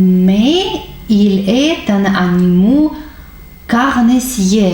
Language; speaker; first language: French; non-native, fluent; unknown